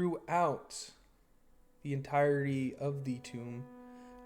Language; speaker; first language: English; native; English